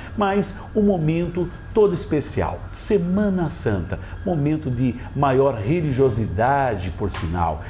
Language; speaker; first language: Portuguese; native; Portuguese